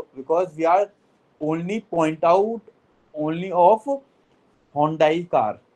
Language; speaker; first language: English; non-native, local second language; Hindi